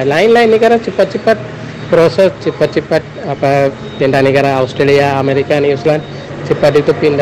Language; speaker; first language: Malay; non-native, learner; Tamil